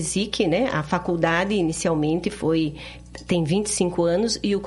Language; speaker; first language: Portuguese; native; Portuguese